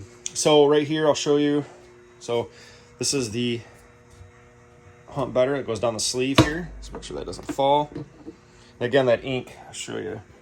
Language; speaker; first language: English; native; English